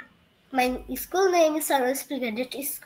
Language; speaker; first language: English; non-native, learner; Bangla